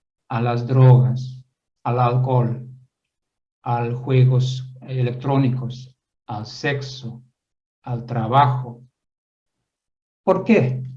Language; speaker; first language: Spanish; non-native, fluent; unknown